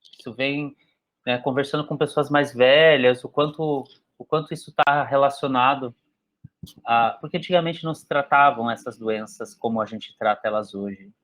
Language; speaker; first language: Portuguese; native; Portuguese